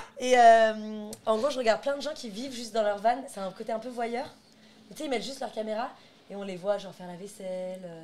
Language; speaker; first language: French; native; French